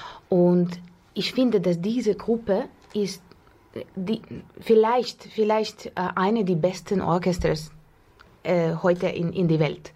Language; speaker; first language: German; non-native, fluent; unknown